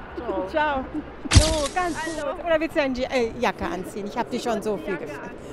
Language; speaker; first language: German; native; German